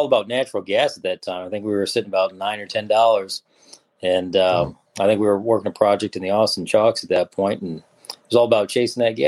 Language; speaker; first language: English; native; English